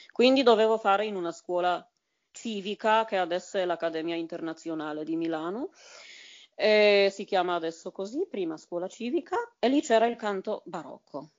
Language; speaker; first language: Italian; non-native, fluent; Polish